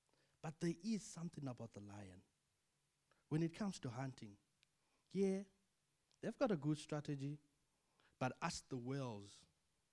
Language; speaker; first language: English; non-native, local second language; Shona